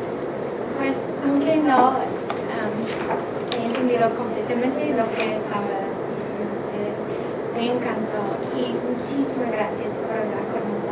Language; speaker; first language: Spanish; non-native, learner; English